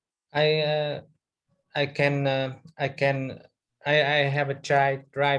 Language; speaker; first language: English; non-native, learner; Vietnamese